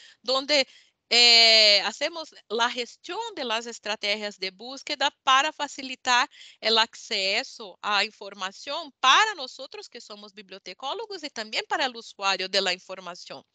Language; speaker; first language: Spanish; non-native, learner; Portuguese